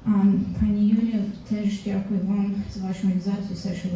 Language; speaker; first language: Ukrainian; early bilingual, heritage; Ukrainian